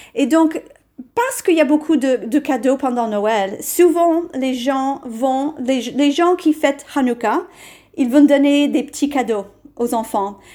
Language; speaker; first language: French; non-native, fluent; English